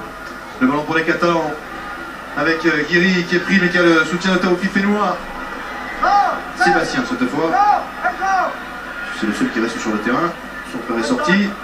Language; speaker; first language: French; native; French